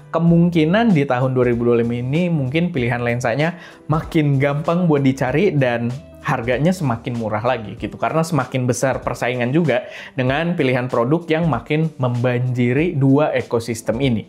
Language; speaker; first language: Indonesian; native; Indonesian